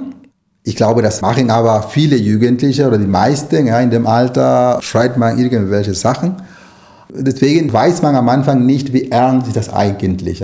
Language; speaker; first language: German; non-native, fluent; Spanish